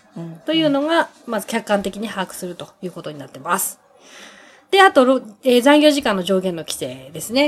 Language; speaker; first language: Japanese; native; Japanese